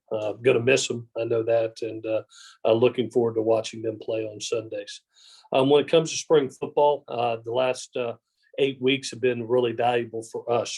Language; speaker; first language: English; native; English